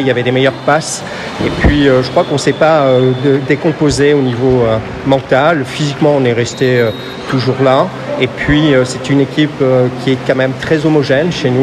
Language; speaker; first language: French; native; French